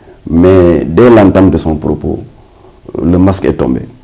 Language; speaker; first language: French; non-native, local second language; Wolof